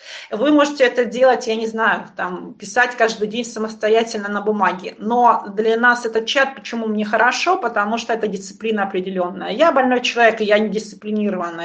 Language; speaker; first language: Russian; native; Russian